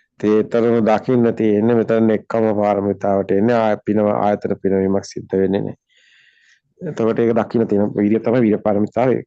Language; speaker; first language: Sinhala; native; Sinhala